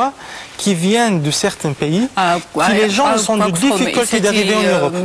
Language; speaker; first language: French; non-native, fluent; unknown